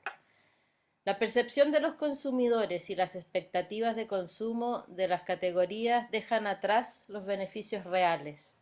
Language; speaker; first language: Spanish; native; Spanish